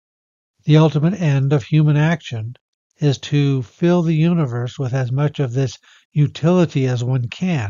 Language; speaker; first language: English; native; English